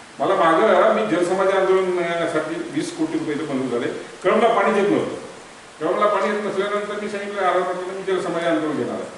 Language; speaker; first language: Marathi; native; Marathi